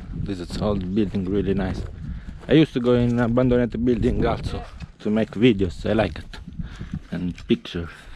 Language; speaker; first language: English; non-native, fluent; Italian